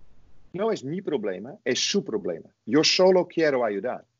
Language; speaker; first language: Spanish; non-native, fluent; Dutch